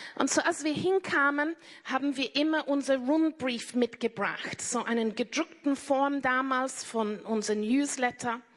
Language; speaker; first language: German; non-native, fluent; English